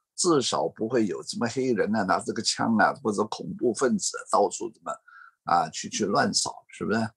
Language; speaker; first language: Chinese; non-native, fluent; Cantonese